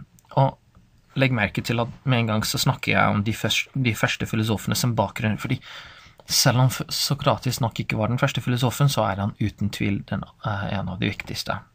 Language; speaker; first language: Norwegian; non-native, fluent; English